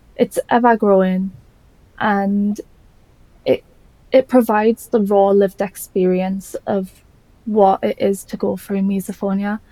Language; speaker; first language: English; native; English